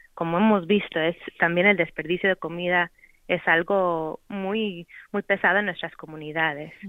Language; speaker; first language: Spanish; native; Spanish